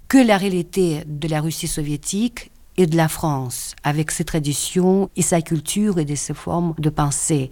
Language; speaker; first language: French; non-native, fluent; Russian